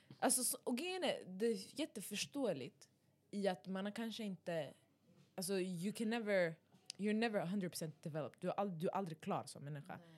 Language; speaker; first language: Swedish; early bilingual, other home language; Arabic